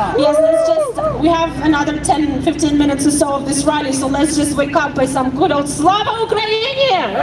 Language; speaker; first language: English; non-native, fluent; Ukrainian